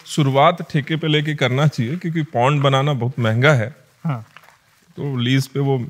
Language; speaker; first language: Hindi; native; Hindi